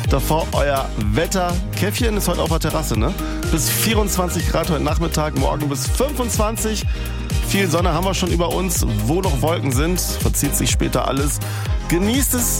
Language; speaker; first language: German; native; German